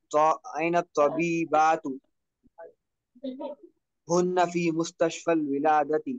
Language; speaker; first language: Arabic; non-native, learner; Urdu